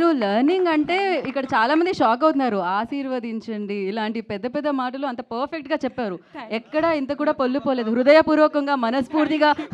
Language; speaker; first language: Telugu; native; Telugu